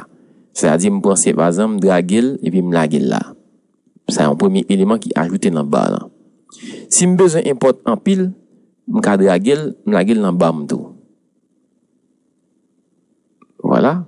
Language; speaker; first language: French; non-native, local second language; Haitian Creole